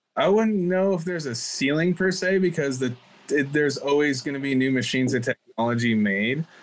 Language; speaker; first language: English; native; English